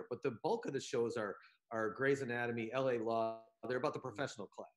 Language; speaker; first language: English; native; English